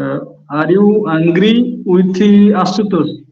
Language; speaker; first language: English; non-native, local second language; Odia